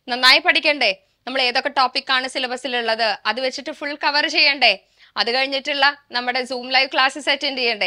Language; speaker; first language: Malayalam; native; Malayalam